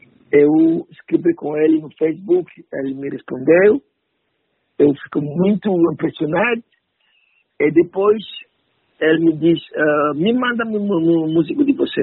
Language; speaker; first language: Portuguese; non-native, learner; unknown